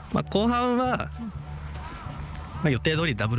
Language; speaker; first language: Japanese; native; Japanese